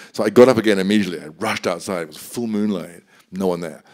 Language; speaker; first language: English; native; English